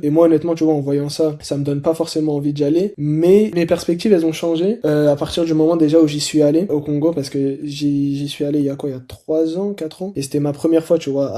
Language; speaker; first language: French; native; French